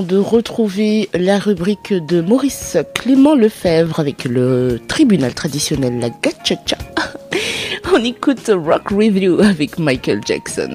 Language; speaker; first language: French; native; French